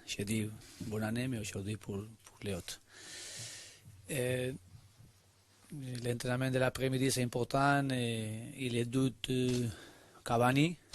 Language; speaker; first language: French; non-native, learner; Spanish